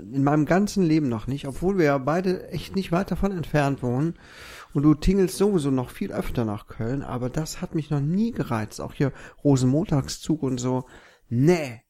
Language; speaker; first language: German; native; German